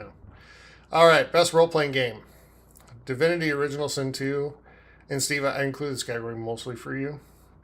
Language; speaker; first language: English; native; English